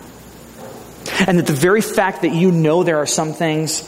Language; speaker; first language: English; native; English